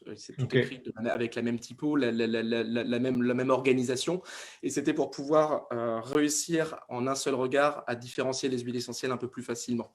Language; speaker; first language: French; native; French